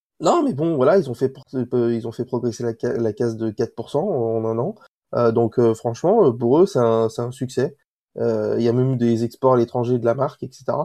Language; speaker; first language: French; native; French